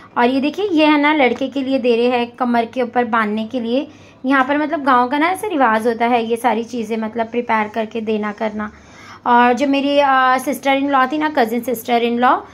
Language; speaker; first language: Hindi; native; Hindi